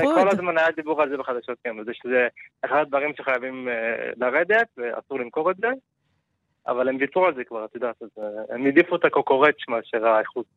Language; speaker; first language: Hebrew; non-native, fluent; Turkish